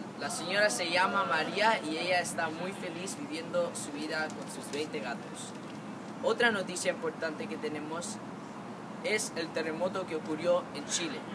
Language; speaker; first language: Spanish; non-native, learner; English